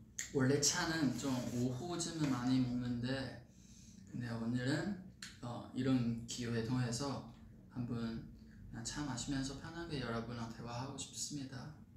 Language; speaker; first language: Korean; non-native, fluent; Chinese